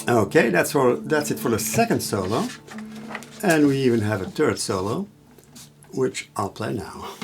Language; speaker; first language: English; non-native, fluent; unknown